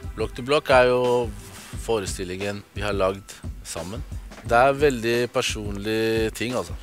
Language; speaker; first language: Norwegian; early bilingual, other home language; Spanish